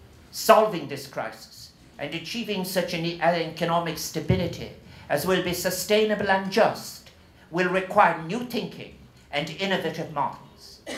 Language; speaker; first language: English; native; English